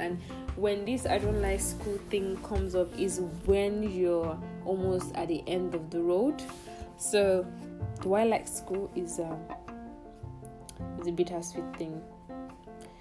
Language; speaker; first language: English; non-native, local second language; Igbo